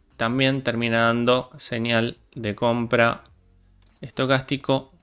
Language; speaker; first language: Spanish; native; Spanish